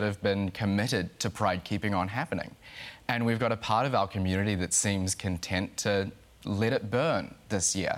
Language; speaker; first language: English; native; English